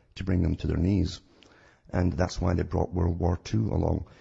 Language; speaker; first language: English; native; English